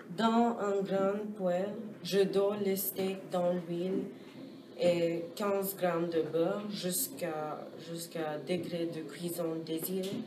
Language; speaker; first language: French; non-native, learner; English